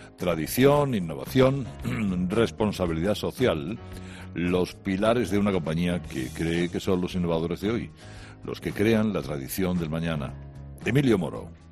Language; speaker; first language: Spanish; native; Spanish